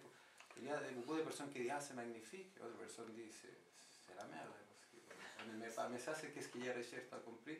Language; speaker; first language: French; non-native, fluent; Spanish